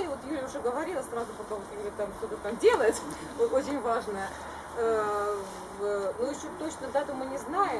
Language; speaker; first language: Russian; native; Russian